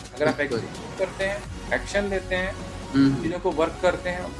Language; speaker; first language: Hindi; native; Hindi